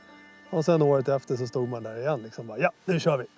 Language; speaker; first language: Swedish; native; Swedish